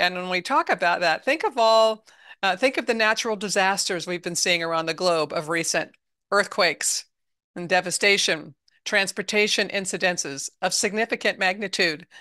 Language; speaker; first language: English; native; English